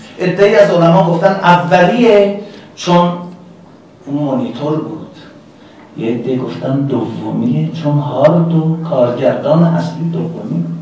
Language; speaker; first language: Persian; native; Persian